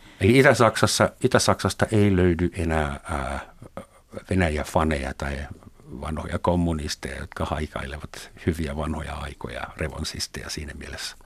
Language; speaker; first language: Finnish; non-native, fluent; German